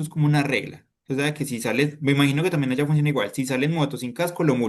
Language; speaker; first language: Spanish; native; Spanish